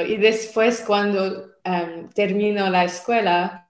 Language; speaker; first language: Spanish; non-native, learner; French